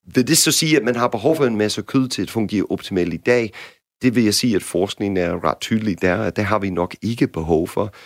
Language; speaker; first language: Danish; non-native, fluent; English